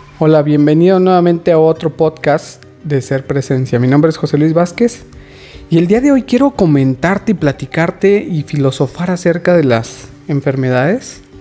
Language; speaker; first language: Spanish; native; Spanish